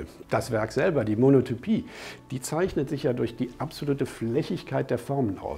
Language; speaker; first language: German; native; German